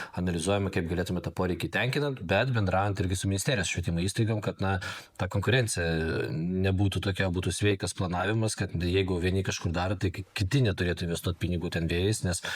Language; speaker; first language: Lithuanian; non-native, local second language; Polish